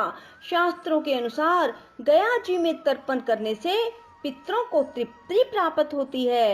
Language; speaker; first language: Hindi; native; Hindi